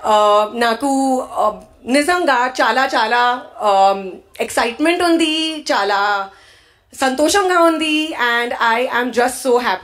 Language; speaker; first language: Telugu; non-native, fluent; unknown